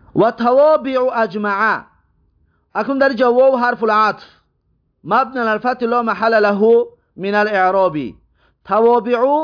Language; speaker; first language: Persian; native; Persian